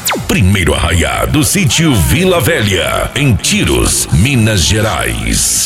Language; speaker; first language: Portuguese; native; Portuguese